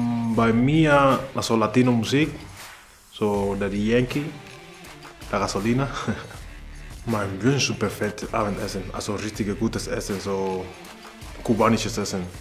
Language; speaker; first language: German; non-native, learner; Spanish